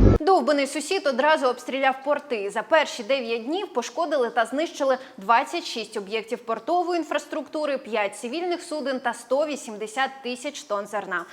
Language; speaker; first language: Ukrainian; native; Ukrainian